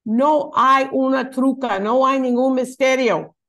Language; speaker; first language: Spanish; non-native, learner; English